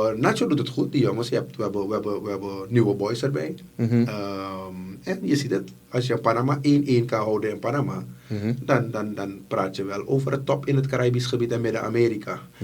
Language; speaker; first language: Dutch; native; Dutch